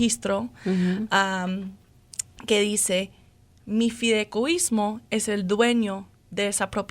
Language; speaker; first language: Spanish; non-native, fluent; English